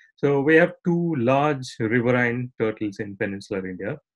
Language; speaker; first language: English; non-native, local second language; Tamil